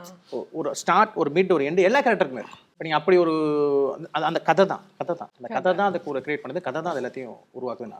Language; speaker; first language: Tamil; native; Tamil